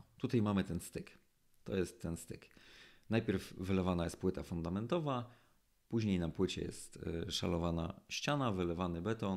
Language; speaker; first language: Polish; native; Polish